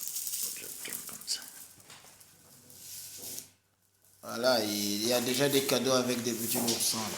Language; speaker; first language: French; native; French